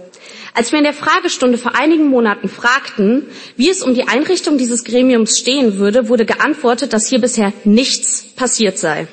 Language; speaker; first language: German; native; German